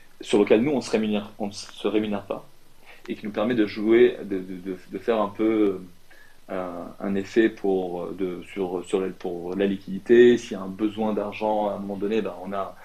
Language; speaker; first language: French; non-native, local second language; Arabic